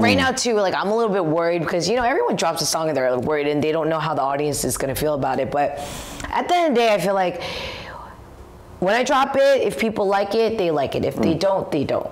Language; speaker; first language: English; early bilingual, other home language; Korean